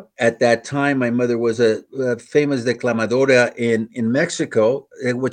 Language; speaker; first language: English; native; English